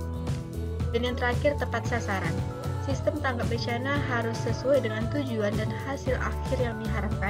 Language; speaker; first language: Indonesian; native; Indonesian